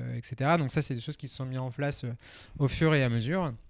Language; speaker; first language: French; native; French